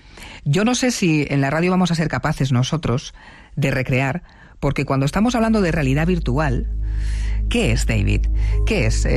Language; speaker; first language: Spanish; native; Spanish